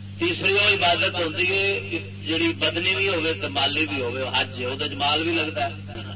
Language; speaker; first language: Urdu; non-native, local second language; Punjabi